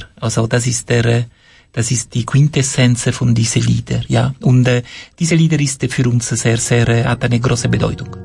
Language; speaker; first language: German; non-native, fluent; Italian